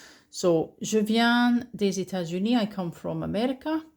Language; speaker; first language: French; non-native, fluent; English